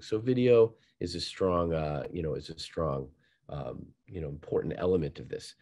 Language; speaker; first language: English; native; English